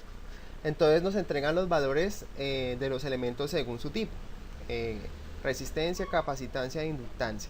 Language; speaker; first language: Spanish; native; Spanish